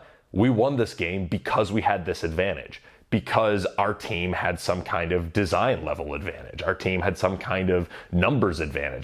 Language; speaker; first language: English; native; English